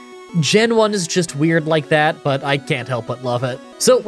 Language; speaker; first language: English; native; English